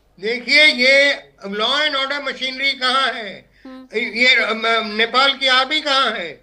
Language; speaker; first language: Hindi; native; Hindi